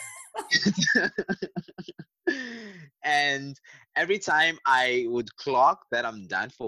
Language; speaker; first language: English; non-native, local second language; Shona